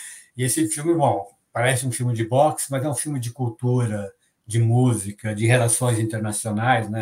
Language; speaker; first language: Portuguese; native; Portuguese